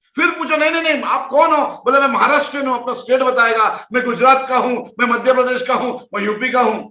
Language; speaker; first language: Hindi; non-native, local second language; Konkani